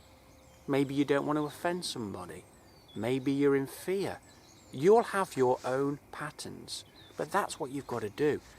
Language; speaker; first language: English; native; English